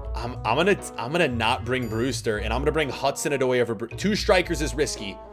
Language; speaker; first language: English; native; English